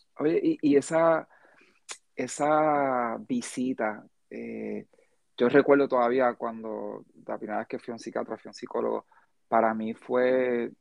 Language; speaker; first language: Spanish; early bilingual, heritage; Spanish